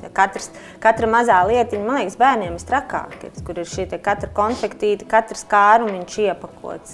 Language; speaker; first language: Latvian; native; Latvian